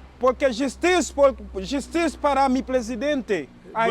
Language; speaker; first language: Spanish; non-native, learner; Haitian Creole